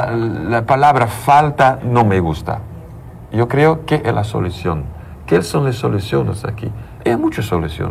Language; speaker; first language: Spanish; non-native, learner; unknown